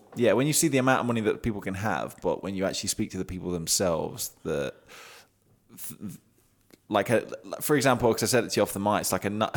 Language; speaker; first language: English; native; English